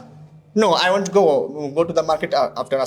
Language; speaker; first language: English; non-native, learner; Bangla